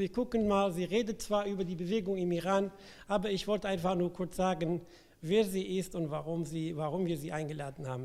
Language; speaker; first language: German; early bilingual, other home language; Central Kurdish